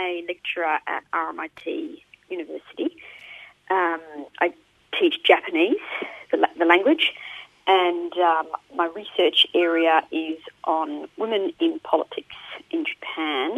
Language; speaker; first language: English; native; English